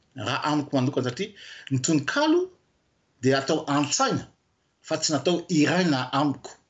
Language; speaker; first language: Malagasy; non-native, local second language; French